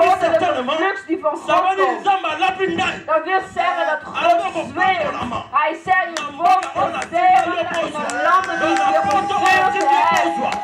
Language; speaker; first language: Dutch; non-native, fluent; Lingala